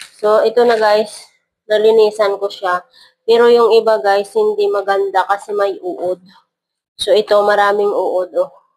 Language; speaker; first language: Filipino; non-native, local second language; Hiligaynon